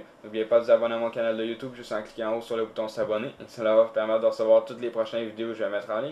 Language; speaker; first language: French; native; French